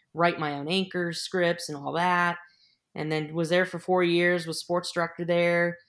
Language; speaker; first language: English; native; English